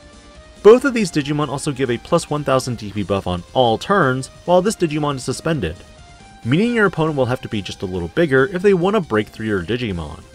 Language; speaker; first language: English; native; English